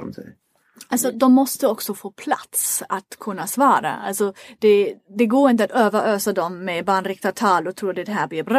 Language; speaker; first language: Swedish; non-native, fluent; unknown